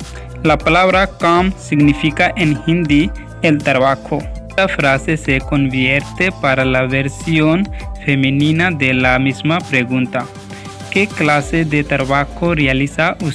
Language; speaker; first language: Spanish; non-native, learner; Hindi